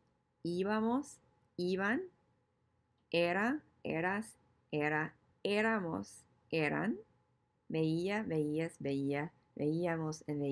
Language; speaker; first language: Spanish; non-native, fluent; English